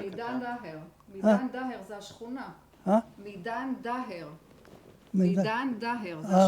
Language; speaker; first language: Hebrew; native; Hebrew